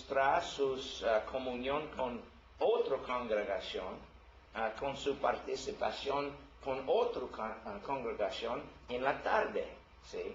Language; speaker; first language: Spanish; non-native, learner; English